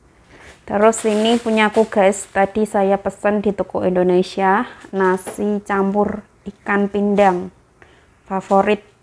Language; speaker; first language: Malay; non-native, local second language; Javanese